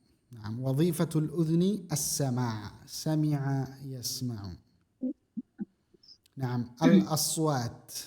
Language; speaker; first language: Arabic; non-native, fluent; Indonesian